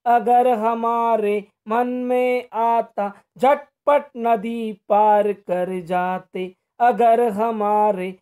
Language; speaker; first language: Hindi; non-native, local second language; Marathi